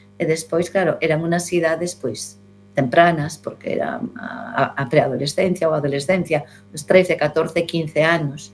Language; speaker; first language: Galician; non-native, local second language; Spanish